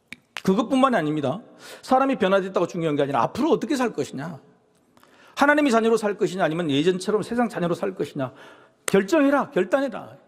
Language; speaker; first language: Korean; native; Korean